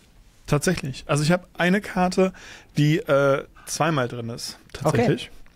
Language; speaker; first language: German; native; German